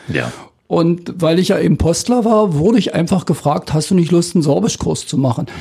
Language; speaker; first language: German; native; German